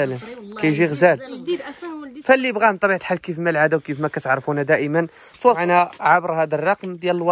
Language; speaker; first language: Arabic; native; Arabic